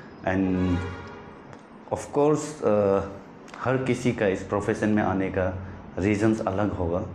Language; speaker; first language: Hindi; non-native, local second language; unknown